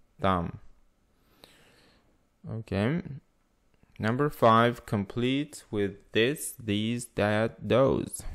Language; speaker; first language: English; non-native, fluent; Russian